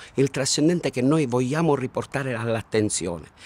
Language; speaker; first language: Italian; native; Italian